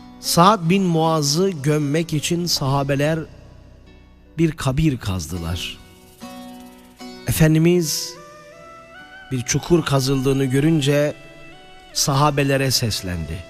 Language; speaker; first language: Turkish; native; Turkish